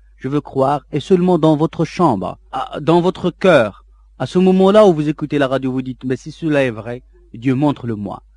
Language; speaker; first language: French; non-native, local second language; Arabic